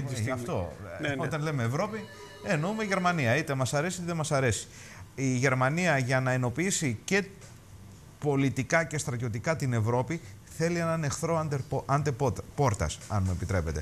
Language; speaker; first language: Greek; native; Greek